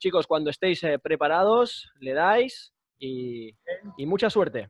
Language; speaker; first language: Spanish; native; Spanish